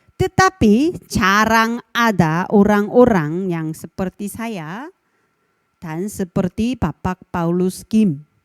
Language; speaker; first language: Indonesian; non-native, fluent; Korean